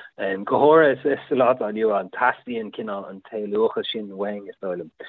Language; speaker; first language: Irish; native; Irish